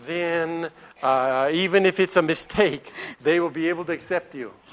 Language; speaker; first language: English; native; English